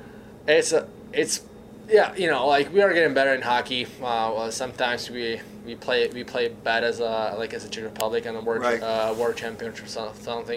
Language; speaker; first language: English; non-native, learner; Czech